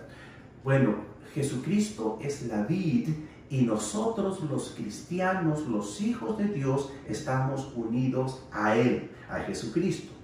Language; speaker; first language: Spanish; native; Spanish